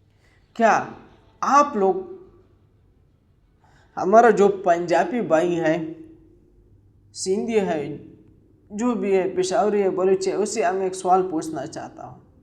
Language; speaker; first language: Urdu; non-native, local second language; Pashto